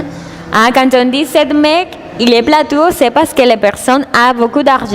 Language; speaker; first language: French; non-native, learner; Spanish